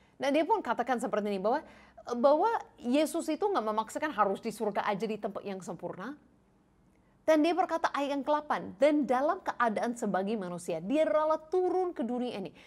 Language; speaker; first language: Indonesian; non-native, fluent; English